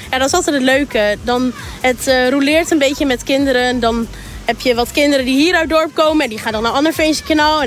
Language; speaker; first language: Dutch; native; Dutch